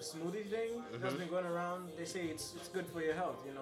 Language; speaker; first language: English; non-native, local second language; Swahili